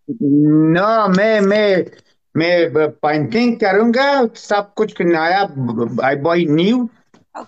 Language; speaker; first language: Hindi; non-native, learner; Persian